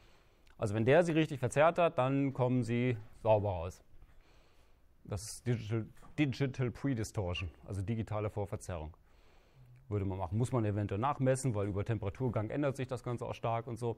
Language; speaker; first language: German; native; German